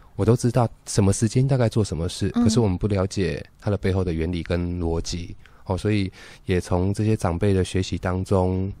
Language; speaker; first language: Chinese; native; Chinese